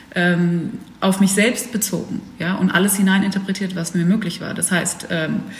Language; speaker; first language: German; early bilingual, other home language; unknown